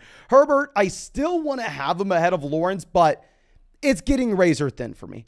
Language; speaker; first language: English; native; English